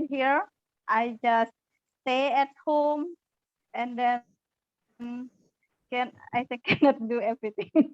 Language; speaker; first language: English; non-native, learner; Indonesian